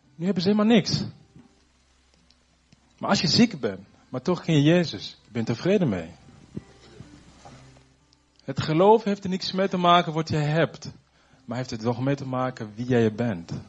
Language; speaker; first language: Dutch; non-native, fluent; Rundi